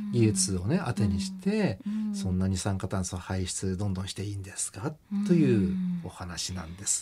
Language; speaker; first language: Japanese; native; Japanese